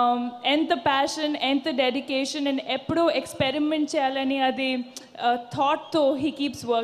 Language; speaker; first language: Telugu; non-native, fluent; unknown